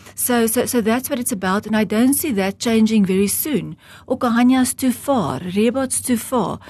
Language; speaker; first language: English; non-native, local second language; Afrikaans